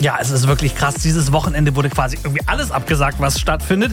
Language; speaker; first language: German; native; German